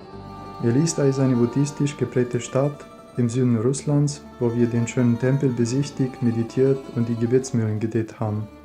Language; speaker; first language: German; non-native, fluent; Romanian